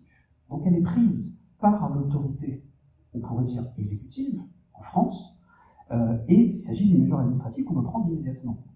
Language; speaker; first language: French; native; French